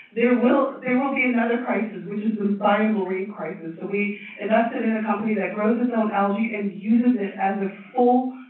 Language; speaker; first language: English; non-native, fluent; Chinese